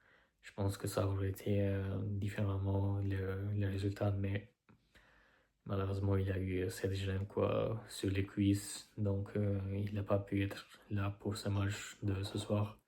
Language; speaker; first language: French; non-native, fluent; Albanian